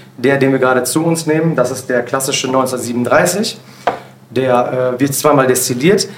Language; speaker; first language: German; early bilingual, other home language; Turkish